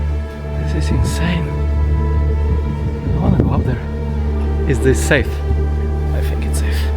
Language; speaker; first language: English; non-native, fluent; Polish